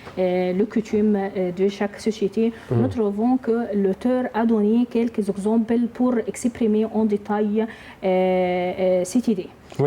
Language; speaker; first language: French; non-native, learner; Arabic